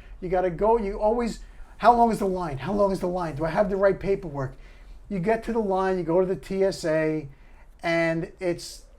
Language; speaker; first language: English; native; English